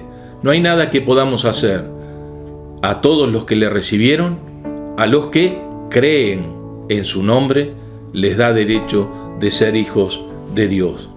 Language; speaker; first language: Spanish; native; Spanish